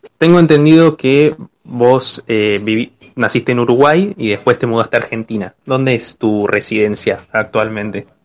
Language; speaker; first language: Spanish; native; Spanish